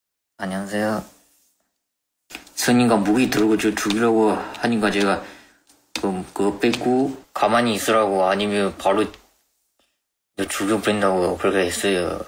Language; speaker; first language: Korean; non-native, learner; Chinese